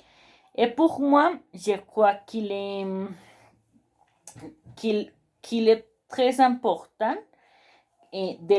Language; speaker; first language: French; non-native, learner; Spanish